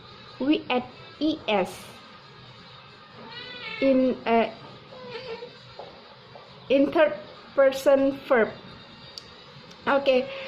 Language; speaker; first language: English; non-native, learner; Indonesian